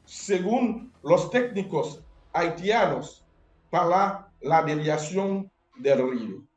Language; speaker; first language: Spanish; non-native, fluent; Haitian Creole